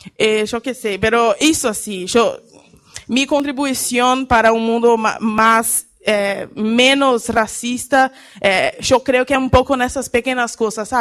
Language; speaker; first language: Spanish; non-native, learner; Portuguese